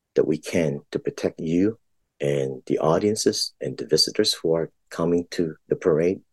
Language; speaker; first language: English; non-native, local second language; Filipino